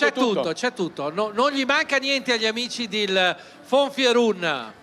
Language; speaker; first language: Italian; native; Italian